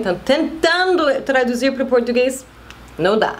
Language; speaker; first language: Portuguese; non-native, fluent; English